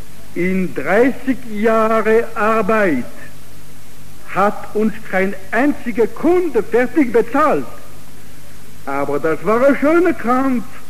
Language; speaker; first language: German; non-native, fluent; Italian